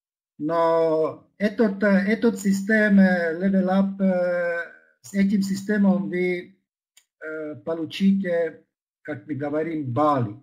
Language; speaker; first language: Russian; non-native, fluent; Czech